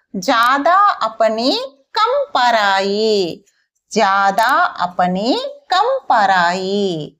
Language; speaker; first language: Hindi; non-native, local second language; Telugu